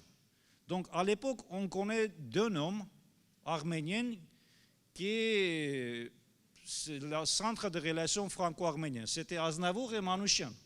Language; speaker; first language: French; non-native, fluent; Armenian